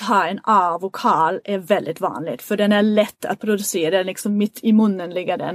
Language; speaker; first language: Swedish; non-native, fluent; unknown